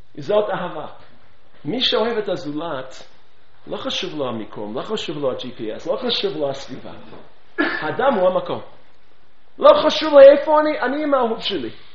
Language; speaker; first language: Hebrew; non-native, fluent; English